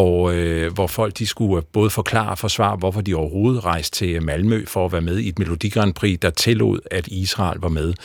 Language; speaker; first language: Danish; native; Danish